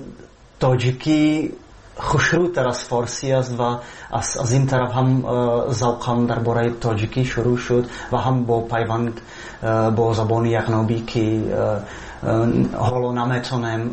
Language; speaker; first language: Persian; non-native, fluent; Czech